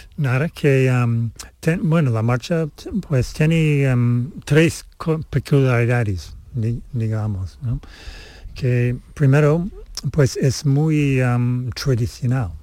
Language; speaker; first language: Spanish; non-native, fluent; English